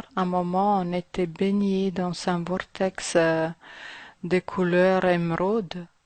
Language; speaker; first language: French; non-native, fluent; German